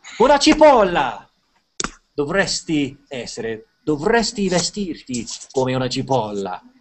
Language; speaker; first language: Italian; non-native, fluent; English